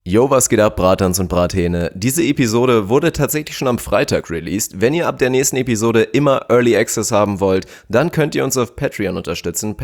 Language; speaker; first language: German; native; German